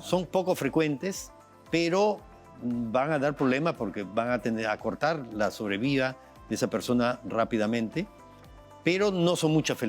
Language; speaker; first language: Spanish; native; Spanish